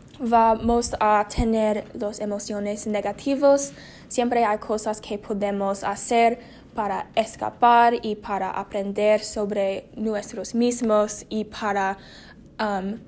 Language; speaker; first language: Spanish; non-native, learner; English